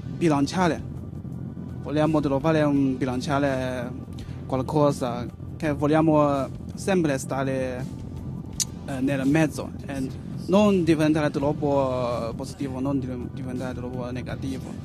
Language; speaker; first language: Italian; non-native, learner; Chinese